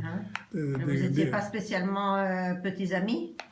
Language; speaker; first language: French; native; French